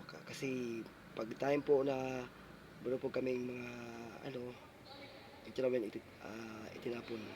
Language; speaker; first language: Filipino; non-native, local second language; Cebuano